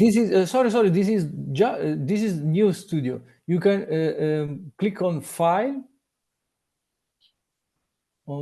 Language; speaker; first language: English; non-native, learner; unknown